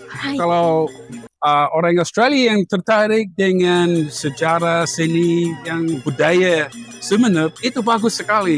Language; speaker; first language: Indonesian; non-native, fluent; English